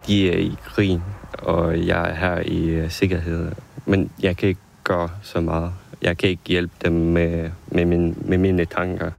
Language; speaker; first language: Danish; non-native, fluent; Ukrainian